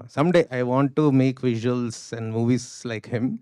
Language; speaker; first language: English; non-native, local second language; Telugu